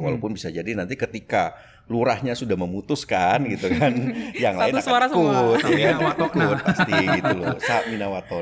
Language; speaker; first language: Indonesian; native; Indonesian